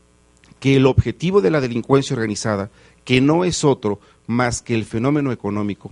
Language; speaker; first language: Spanish; native; Spanish